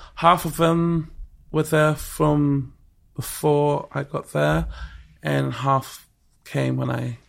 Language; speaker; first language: English; non-native, local second language; Akan